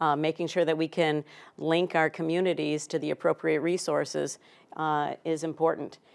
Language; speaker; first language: English; native; English